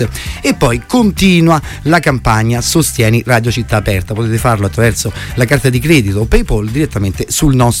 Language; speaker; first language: Italian; native; Italian